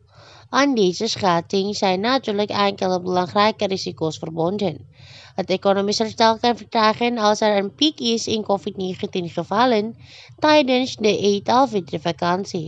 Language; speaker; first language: Dutch; non-native, local second language; Indonesian